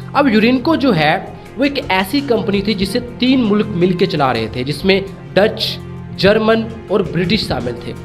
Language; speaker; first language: Urdu; non-native, local second language; Sindhi